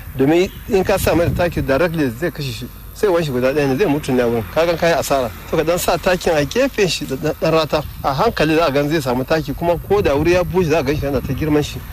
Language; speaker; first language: Hausa; non-native, local second language; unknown